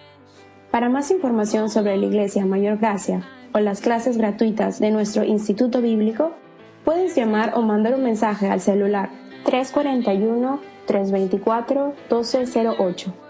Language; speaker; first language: Spanish; native; Spanish